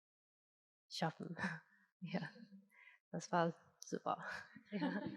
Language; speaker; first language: German; non-native, fluent; Japanese